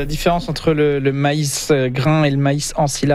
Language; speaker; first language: French; native; French